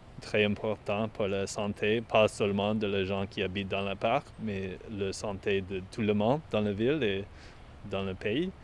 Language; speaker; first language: French; non-native, learner; English